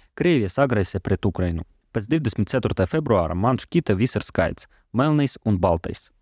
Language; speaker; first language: Latvian; non-native, local second language; Russian